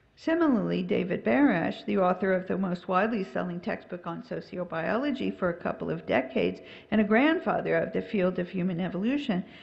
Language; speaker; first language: English; native; English